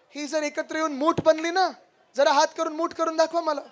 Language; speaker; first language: Hindi; non-native, local second language; Marathi